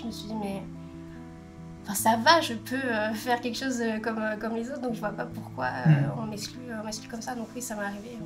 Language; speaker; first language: French; native; French